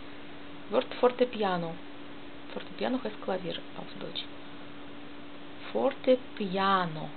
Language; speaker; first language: German; non-native, learner; Russian